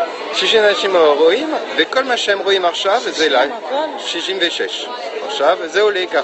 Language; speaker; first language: Hebrew; non-native, fluent; French